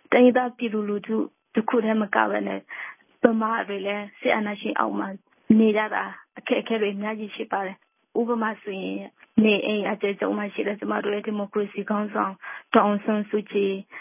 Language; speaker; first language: Burmese; non-native, local second language; S'gaw Karen